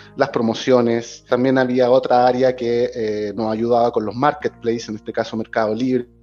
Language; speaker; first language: Spanish; native; Spanish